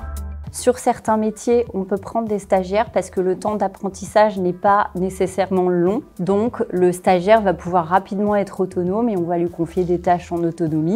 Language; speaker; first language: French; native; French